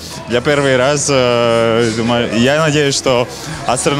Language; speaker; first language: Russian; non-native, fluent; Latvian